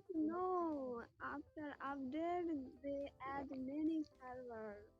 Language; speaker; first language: English; non-native, learner; Bangla